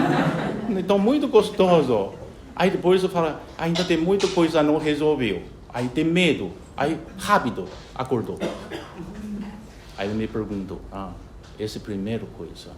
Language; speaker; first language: Portuguese; non-native, fluent; Chinese